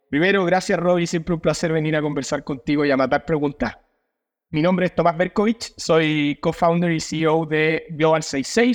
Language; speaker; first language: Spanish; native; Spanish